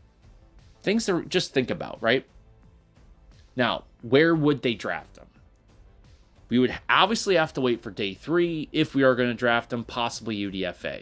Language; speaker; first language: English; native; English